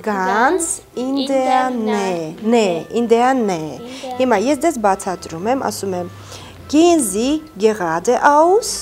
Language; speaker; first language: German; non-native, fluent; Armenian